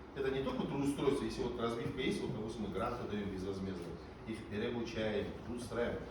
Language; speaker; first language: Russian; non-native, local second language; Kazakh